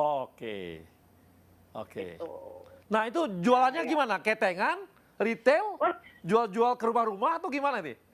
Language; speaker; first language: Indonesian; native; Indonesian